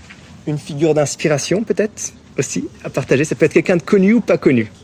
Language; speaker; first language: French; native; French